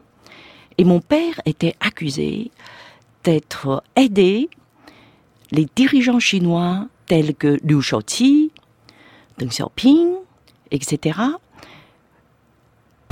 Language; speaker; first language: French; non-native, fluent; Chinese